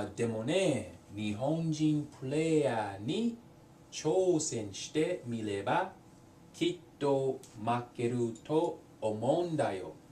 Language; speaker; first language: Japanese; non-native, fluent; English